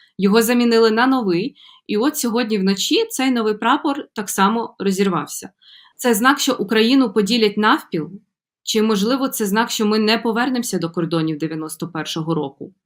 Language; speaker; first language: Ukrainian; native; Ukrainian